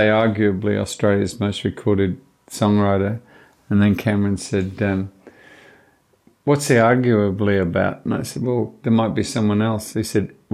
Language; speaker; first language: English; native; English